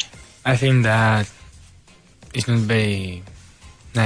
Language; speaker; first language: English; non-native, learner; Spanish